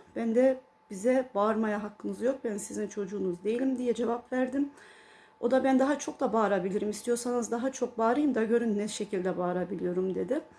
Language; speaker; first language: Turkish; early bilingual, heritage; Turkish